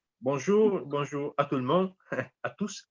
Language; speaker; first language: French; non-native, fluent; Italian